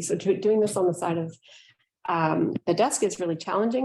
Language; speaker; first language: English; native; English